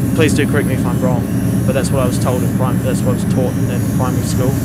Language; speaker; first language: English; native; English